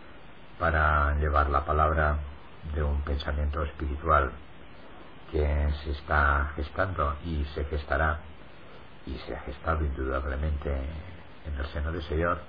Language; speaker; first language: Spanish; native; Spanish